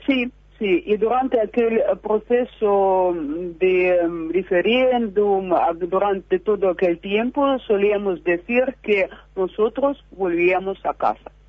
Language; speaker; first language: Spanish; non-native, fluent; Russian